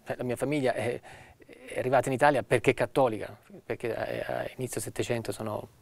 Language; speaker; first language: Italian; native; Italian